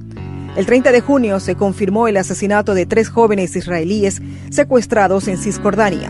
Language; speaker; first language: Spanish; native; Spanish